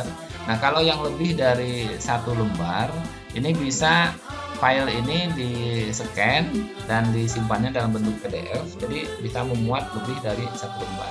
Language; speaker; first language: Indonesian; native; Indonesian